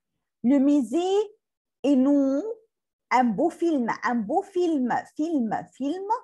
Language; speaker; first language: French; non-native, learner; Arabic